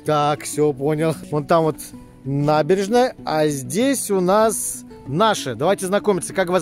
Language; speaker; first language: Russian; native; Russian